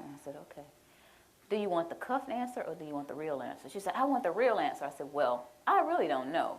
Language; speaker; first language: English; native; English